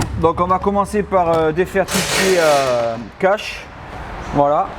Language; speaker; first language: French; native; French